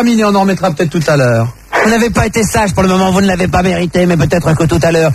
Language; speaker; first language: French; native; French